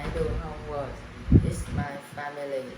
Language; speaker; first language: English; non-native, learner; Vietnamese